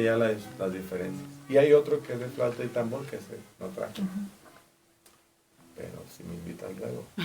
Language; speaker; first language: Spanish; native; Spanish